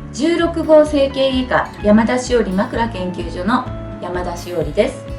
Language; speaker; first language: Japanese; native; Japanese